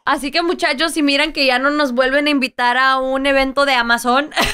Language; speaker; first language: Spanish; early bilingual, heritage; Spanish